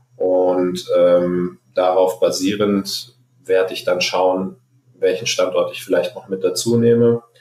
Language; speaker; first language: German; non-native, fluent; Arabic